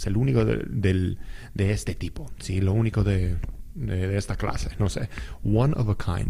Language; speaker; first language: Spanish; non-native, fluent; English